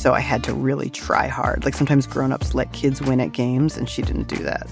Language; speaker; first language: English; native; English